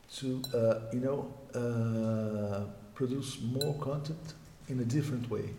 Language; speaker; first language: English; non-native, fluent; Portuguese